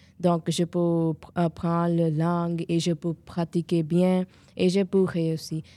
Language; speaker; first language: French; non-native, learner; Punjabi